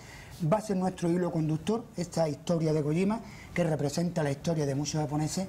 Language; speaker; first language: Spanish; native; Spanish